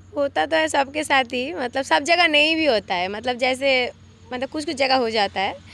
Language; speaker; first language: Hindi; non-native, local second language; Bangla